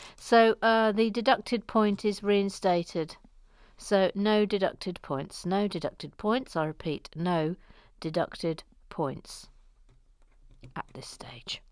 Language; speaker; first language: English; native; English